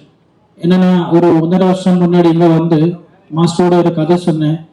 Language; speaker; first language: Tamil; non-native, learner; Malayalam